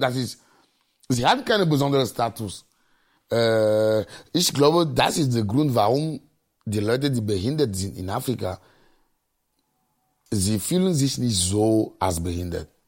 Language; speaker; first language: German; non-native, fluent; Ewe